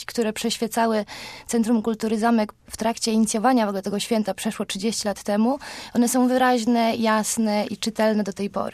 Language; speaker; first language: Polish; native; Polish